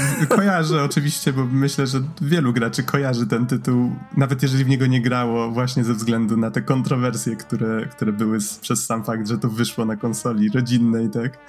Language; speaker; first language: Polish; native; Polish